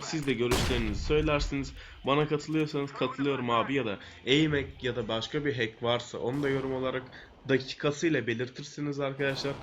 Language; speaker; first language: Turkish; native; Turkish